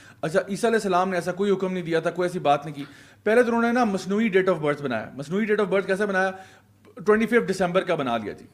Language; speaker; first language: Urdu; native; Urdu